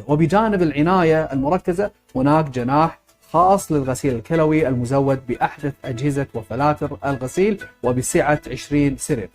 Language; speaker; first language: Arabic; native; Arabic